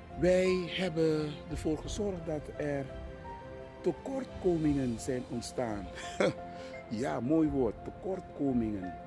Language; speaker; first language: Dutch; native; Dutch